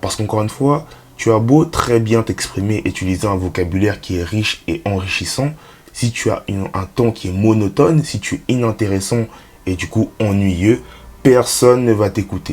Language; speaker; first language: French; native; French